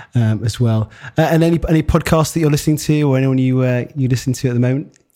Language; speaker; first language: English; native; English